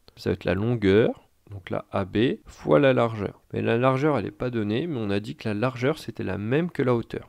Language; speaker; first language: French; native; French